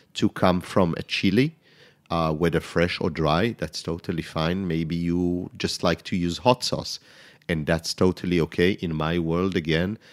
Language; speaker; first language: English; non-native, fluent; Hebrew